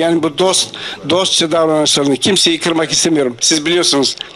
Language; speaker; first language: Turkish; non-native, fluent; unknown